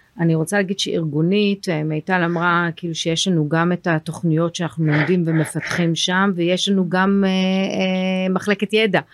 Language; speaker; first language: Hebrew; early bilingual, heritage; Hebrew